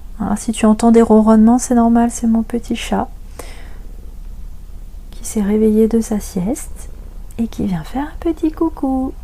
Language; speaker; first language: French; native; French